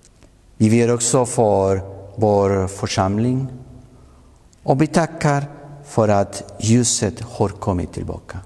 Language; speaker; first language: Swedish; non-native, fluent; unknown